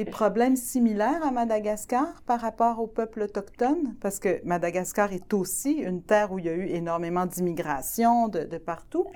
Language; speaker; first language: French; native; French